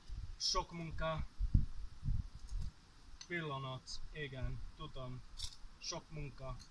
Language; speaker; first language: Hungarian; non-native, learner; Welsh